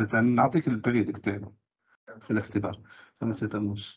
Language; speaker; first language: Arabic; native; Arabic